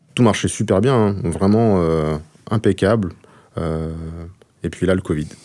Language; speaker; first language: French; early bilingual, other home language; Russian